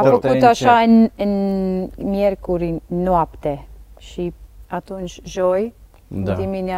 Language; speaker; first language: Romanian; non-native, learner; Dutch